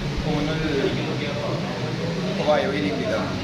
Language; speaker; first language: Korean; non-native, learner; Urdu